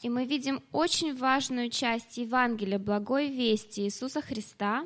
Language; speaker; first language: Russian; native; Russian